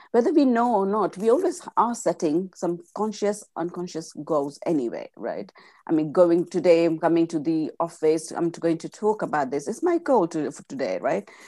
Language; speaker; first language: English; non-native, local second language; Gujarati